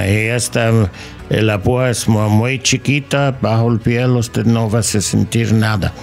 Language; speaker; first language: Spanish; non-native, fluent; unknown